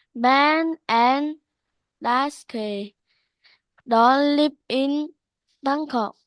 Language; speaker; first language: English; non-native, learner; Vietnamese